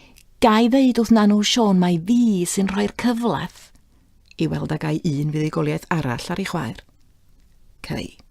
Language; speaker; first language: Welsh; native; Welsh